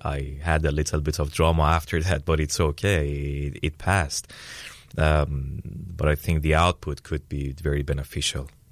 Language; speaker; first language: English; non-native, fluent; Persian